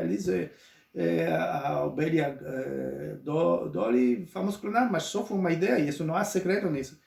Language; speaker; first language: Portuguese; non-native, local second language; Spanish